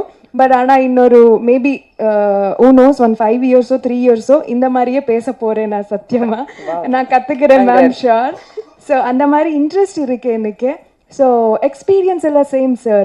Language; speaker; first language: Tamil; non-native, learner; Kannada